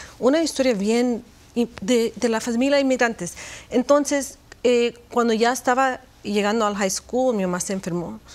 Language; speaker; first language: Spanish; early bilingual, heritage; Spanish